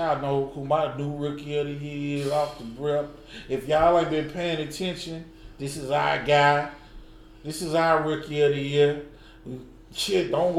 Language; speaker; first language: English; native; English